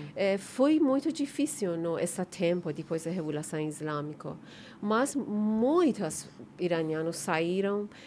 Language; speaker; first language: Portuguese; non-native, fluent; Persian